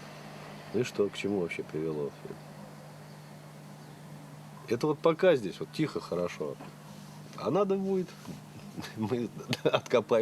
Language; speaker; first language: Russian; native; Russian